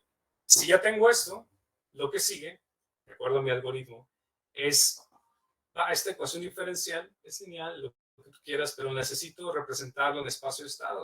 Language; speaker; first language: Spanish; native; Spanish